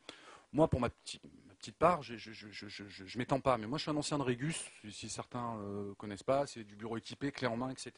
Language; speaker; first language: French; native; French